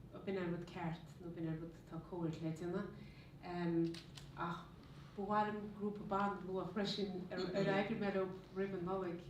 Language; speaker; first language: Irish; native; Irish